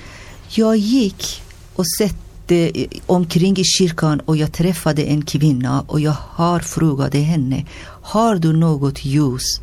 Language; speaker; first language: Swedish; non-native, learner; Persian